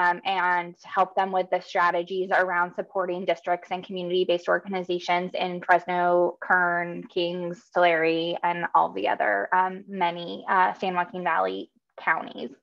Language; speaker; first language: English; native; English